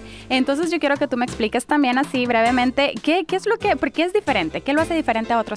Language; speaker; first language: Spanish; native; Spanish